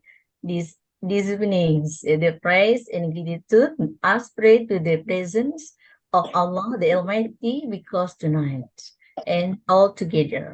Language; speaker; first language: English; non-native, learner; Indonesian